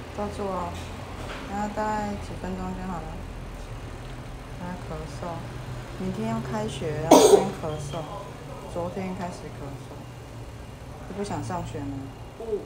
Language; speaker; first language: Chinese; native; Chinese